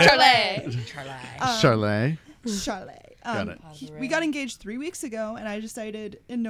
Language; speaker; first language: English; native; English